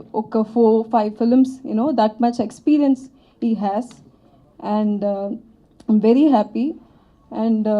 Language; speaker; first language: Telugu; non-native, learner; Tamil